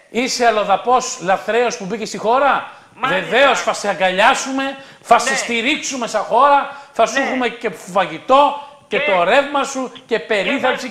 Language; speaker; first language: Greek; native; Greek